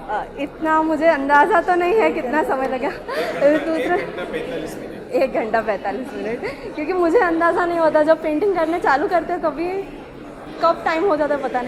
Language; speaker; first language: Hindi; native; Hindi